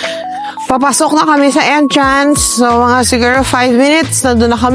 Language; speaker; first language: Filipino; native; Filipino